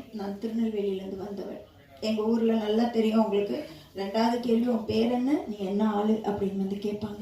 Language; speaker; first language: Tamil; native; Tamil